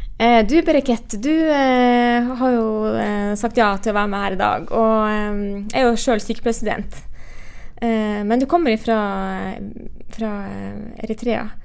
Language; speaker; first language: Norwegian; native; Norwegian